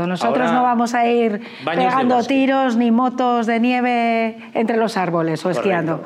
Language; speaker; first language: Spanish; native; Spanish